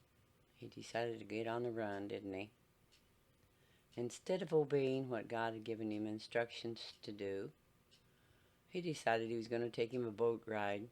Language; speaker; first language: English; native; English